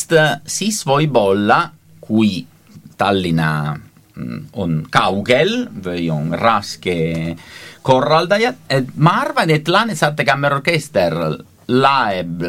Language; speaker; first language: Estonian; non-native, learner; Italian